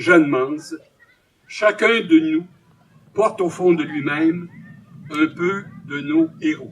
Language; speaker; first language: French; native; French